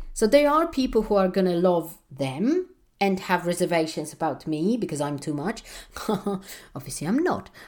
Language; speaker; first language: English; non-native, fluent; Polish